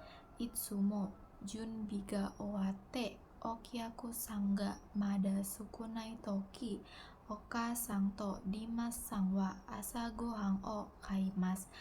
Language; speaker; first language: Japanese; non-native, learner; Indonesian